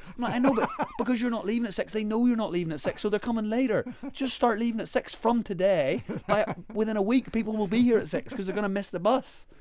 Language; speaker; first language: English; native; English